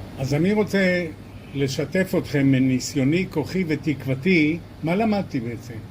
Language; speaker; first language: Hebrew; early bilingual, other home language; Polish